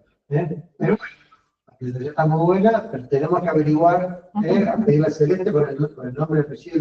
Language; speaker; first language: Spanish; native; Spanish